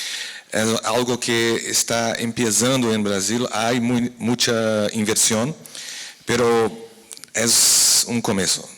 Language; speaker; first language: Spanish; non-native, fluent; Portuguese